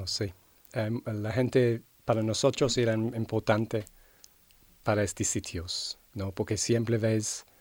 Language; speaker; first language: Spanish; non-native, fluent; English